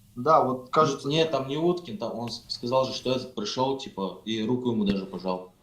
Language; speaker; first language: Russian; native; Russian